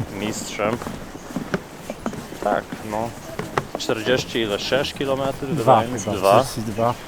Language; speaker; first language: Polish; early bilingual, heritage; Polish